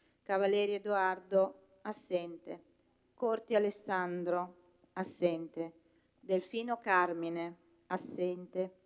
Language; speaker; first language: Italian; native; Italian